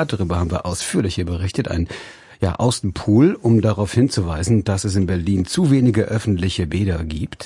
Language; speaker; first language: German; native; German